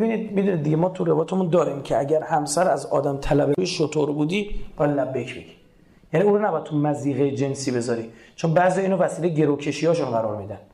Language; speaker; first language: Persian; native; Persian